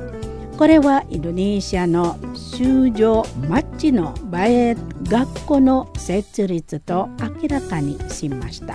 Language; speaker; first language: Japanese; non-native, learner; Indonesian